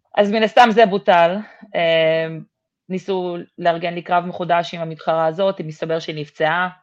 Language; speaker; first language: Hebrew; early bilingual, other home language; Russian